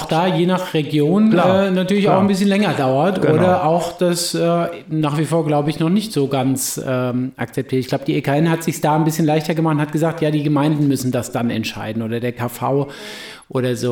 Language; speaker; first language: German; native; German